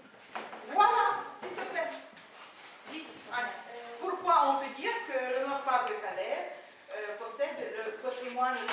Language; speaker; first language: French; non-native, fluent; Ukrainian